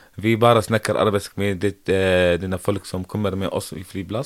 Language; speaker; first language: Norwegian; non-native, learner; Arabic